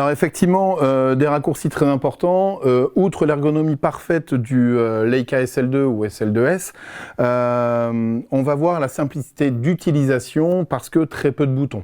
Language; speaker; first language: French; native; French